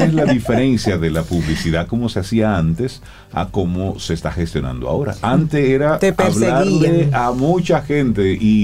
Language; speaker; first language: Spanish; native; Spanish